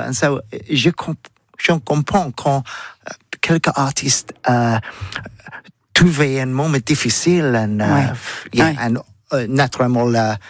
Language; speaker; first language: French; non-native, learner; English